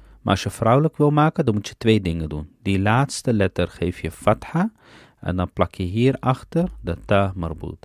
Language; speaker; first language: Dutch; early bilingual, other home language; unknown